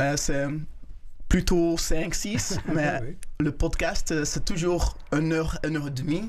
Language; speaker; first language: French; non-native, local second language; Kinyarwanda